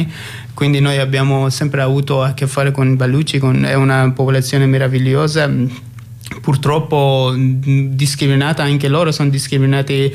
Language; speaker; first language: Italian; non-native, fluent; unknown